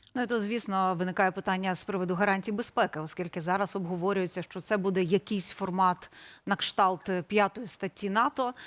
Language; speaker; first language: Ukrainian; native; Ukrainian